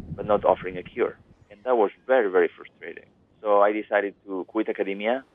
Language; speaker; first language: English; non-native, fluent; Spanish